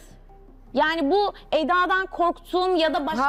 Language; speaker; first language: Turkish; native; Turkish